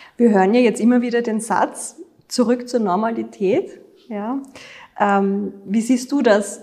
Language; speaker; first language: German; native; German